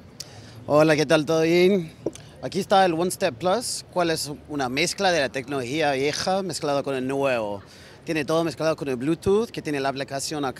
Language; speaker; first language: Spanish; early bilingual, heritage; English